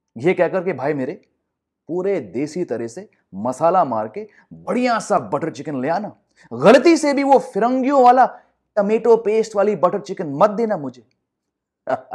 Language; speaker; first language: Hindi; non-native, local second language; English